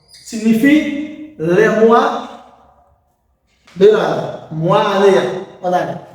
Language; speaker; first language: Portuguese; non-native, fluent; Haitian Creole